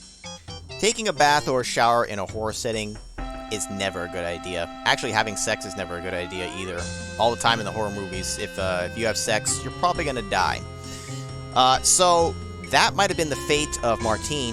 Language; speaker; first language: English; native; English